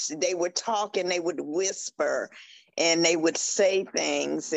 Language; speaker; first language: English; native; English